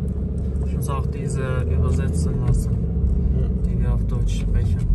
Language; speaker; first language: German; non-native, fluent; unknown